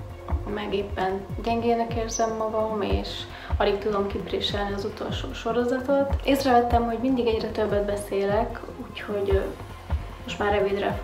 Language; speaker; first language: Hungarian; native; Hungarian